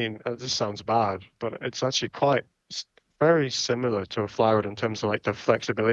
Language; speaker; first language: English; native; English